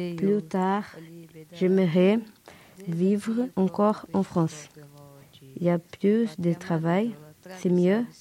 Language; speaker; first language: French; non-native, learner; Portuguese